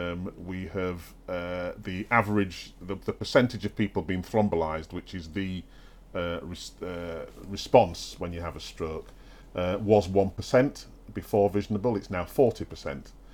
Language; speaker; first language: English; native; English